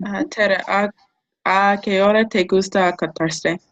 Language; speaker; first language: Spanish; non-native, learner; English